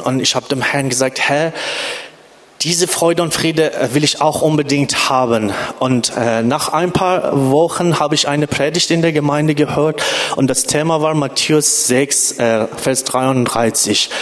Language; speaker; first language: German; non-native, fluent; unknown